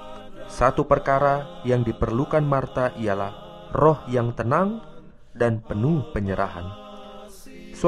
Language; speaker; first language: Indonesian; native; Indonesian